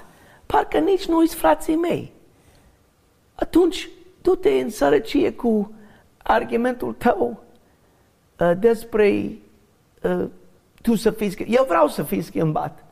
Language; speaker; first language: Romanian; non-native, learner; English